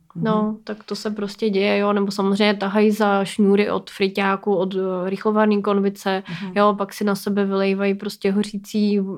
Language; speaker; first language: Czech; native; Czech